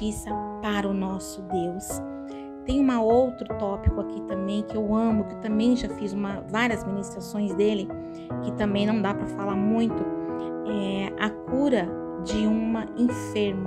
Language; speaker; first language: Portuguese; native; Portuguese